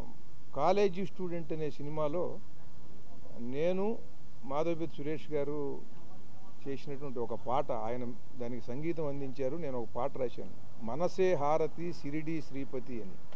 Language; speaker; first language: Telugu; native; Telugu